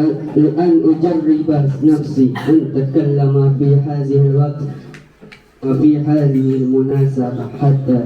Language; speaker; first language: Arabic; non-native, learner; Indonesian